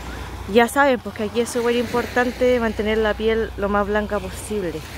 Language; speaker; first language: Spanish; native; Spanish